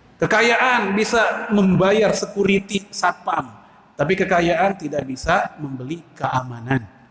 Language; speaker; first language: Indonesian; native; Indonesian